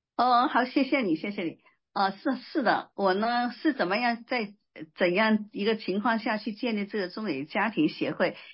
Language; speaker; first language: Chinese; native; Chinese